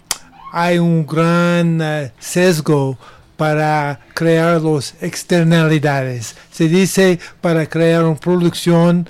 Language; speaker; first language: Spanish; non-native, learner; English